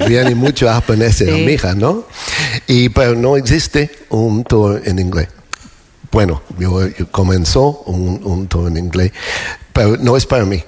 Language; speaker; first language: Spanish; non-native, fluent; English